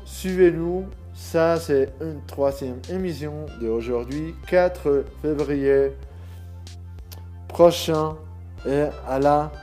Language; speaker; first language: French; non-native, learner; Spanish